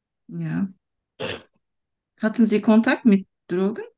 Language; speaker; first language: German; non-native, fluent; Turkish